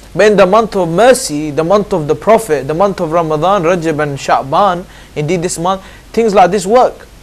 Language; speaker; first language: English; native; English